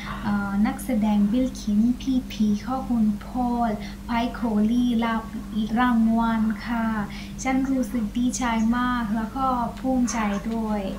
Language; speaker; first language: Thai; non-native, learner; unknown